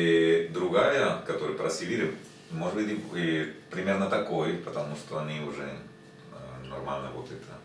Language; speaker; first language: Russian; non-native, learner; Spanish